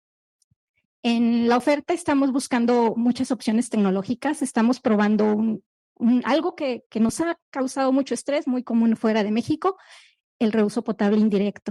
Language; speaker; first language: Spanish; native; Spanish